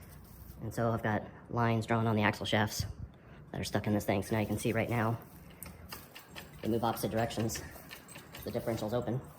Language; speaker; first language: English; native; English